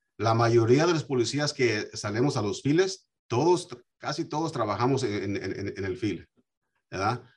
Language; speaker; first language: Spanish; early bilingual, heritage; Spanish